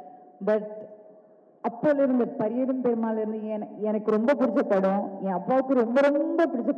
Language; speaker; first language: Tamil; non-native, local second language; Malayalam